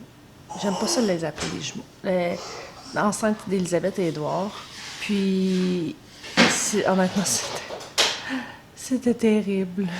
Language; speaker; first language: French; native; French